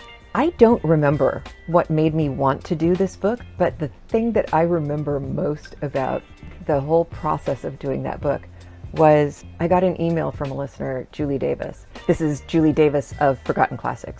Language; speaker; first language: English; native; English